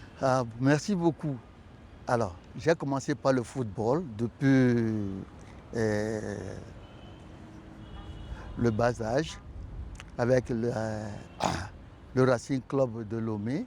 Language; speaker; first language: French; non-native, local second language; Ewe